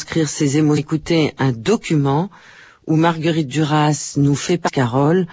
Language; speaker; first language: French; native; French